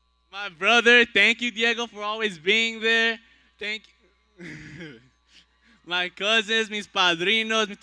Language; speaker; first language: English; early bilingual, other home language; Spanish